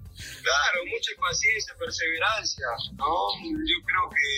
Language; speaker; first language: Spanish; native; Spanish